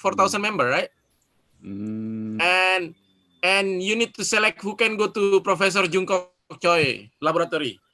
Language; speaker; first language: English; non-native, fluent; Indonesian